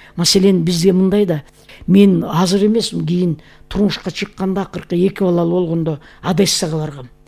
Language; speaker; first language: Kyrgyz; native; Kyrgyz